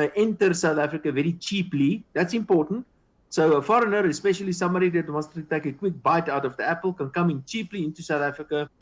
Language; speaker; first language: English; non-native, local second language; Afrikaans